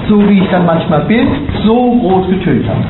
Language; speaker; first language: German; native; German